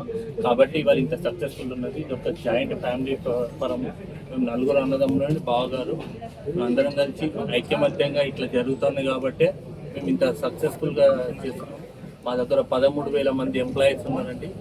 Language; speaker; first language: Telugu; native; Telugu